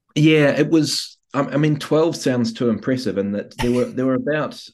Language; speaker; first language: English; native; English